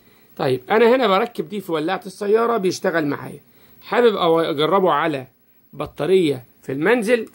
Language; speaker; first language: Arabic; native; Arabic